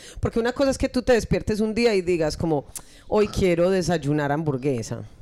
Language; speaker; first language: Spanish; early bilingual, heritage; Spanish